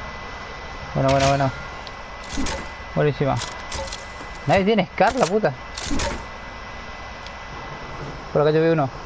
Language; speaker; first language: Spanish; native; Spanish